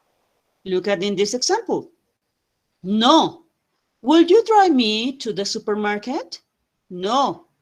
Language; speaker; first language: English; non-native, fluent; Spanish